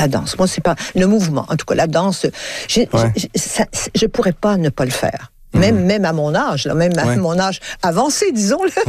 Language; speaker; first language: French; native; French